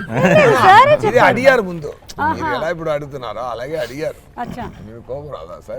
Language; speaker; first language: Telugu; non-native, fluent; Tamil